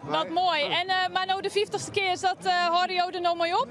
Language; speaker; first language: Dutch; non-native, local second language; Western Frisian